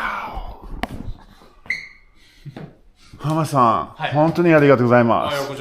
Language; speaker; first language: Japanese; non-native, learner; English